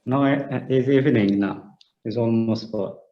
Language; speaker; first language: English; non-native, learner; Arabic